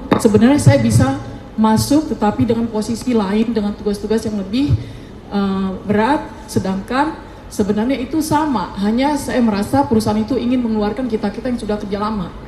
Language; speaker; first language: Indonesian; native; Indonesian